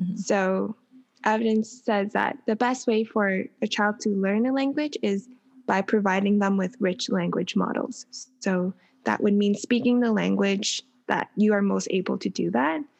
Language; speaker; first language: English; native; English